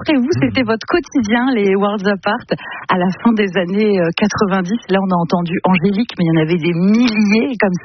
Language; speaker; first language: French; native; French